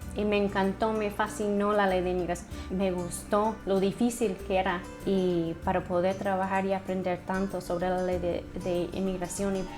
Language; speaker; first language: Spanish; non-native, fluent; English